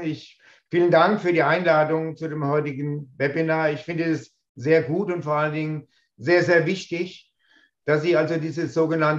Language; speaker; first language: German; native; German